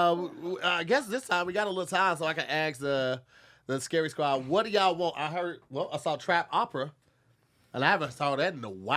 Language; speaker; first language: English; native; English